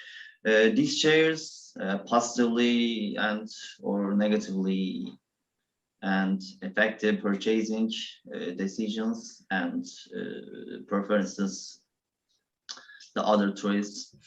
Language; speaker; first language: English; non-native, learner; Turkish